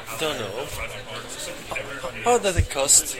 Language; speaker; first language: English; non-native, learner; French